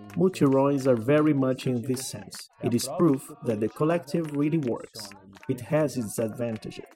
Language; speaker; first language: English; non-native, fluent; Portuguese